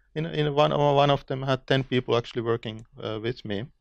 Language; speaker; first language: English; non-native, fluent; Finnish